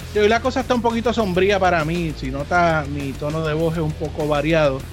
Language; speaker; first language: Spanish; native; Spanish